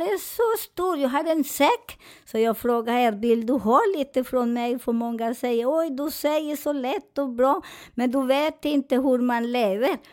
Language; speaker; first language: Swedish; non-native, fluent; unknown